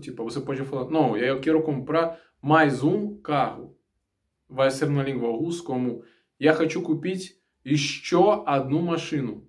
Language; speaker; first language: Portuguese; non-native, learner; Russian